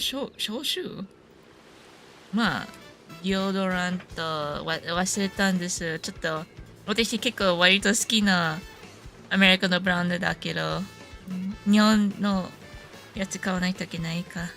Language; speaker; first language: Japanese; non-native, fluent; English